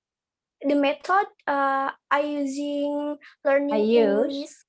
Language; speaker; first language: English; non-native, learner; Indonesian